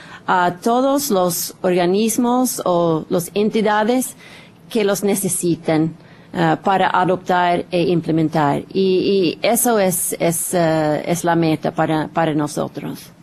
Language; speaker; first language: Spanish; non-native, fluent; English